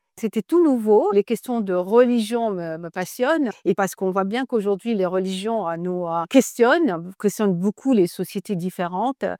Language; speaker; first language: French; non-native, local second language; Arabic